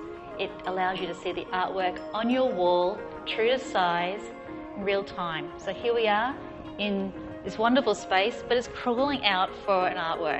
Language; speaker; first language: English; native; English